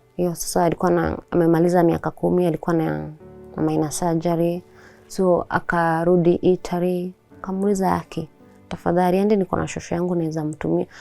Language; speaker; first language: Swahili; native; Swahili